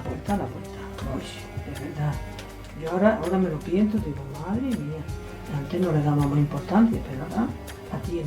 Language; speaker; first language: Spanish; native; Spanish